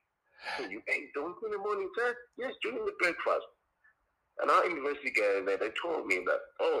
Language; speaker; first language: English; non-native, local second language; Tongan